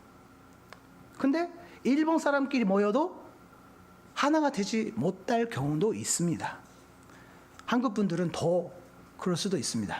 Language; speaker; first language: Korean; non-native, fluent; Japanese